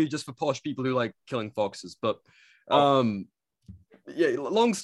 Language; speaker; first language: English; native; English